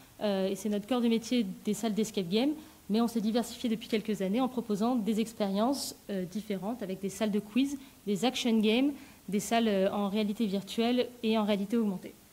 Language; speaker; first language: French; native; French